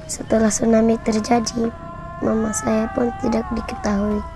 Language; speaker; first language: Indonesian; native; Indonesian